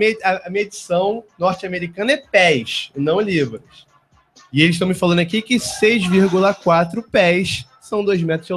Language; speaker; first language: Portuguese; native; Portuguese